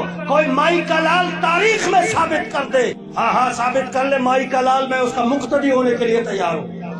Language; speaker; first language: Urdu; native; Urdu